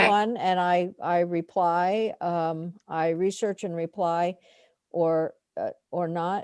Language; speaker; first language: English; native; English